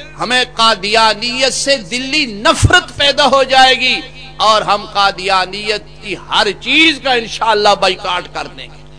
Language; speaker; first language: Urdu; non-native, local second language; Punjabi